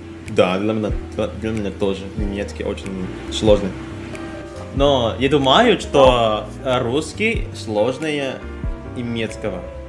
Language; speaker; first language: Russian; non-native, learner; Indonesian